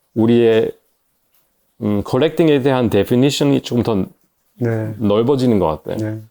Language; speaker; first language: Korean; non-native, fluent; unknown